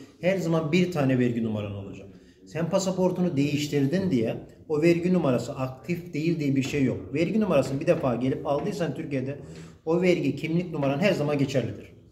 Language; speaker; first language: Turkish; native; Turkish